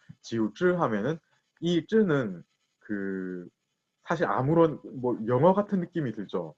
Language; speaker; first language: Korean; native; Korean